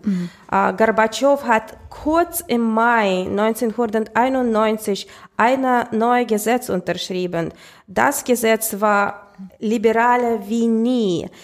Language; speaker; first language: German; non-native, fluent; Russian